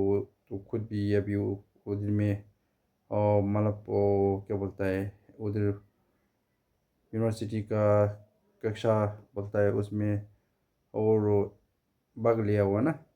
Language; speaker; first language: Hindi; non-native, fluent; Tibetan